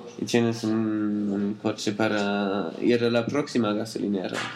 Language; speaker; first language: Spanish; non-native, learner; German